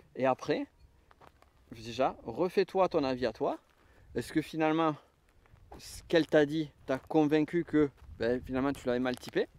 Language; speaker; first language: French; native; French